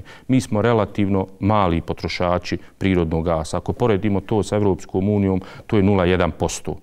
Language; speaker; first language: Serbian; native; Serbian